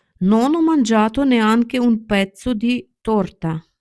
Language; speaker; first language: Italian; non-native, fluent; Ukrainian